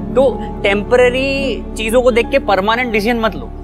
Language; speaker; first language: Hindi; native; Hindi